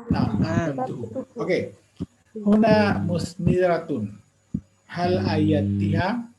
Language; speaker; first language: Arabic; non-native, fluent; Indonesian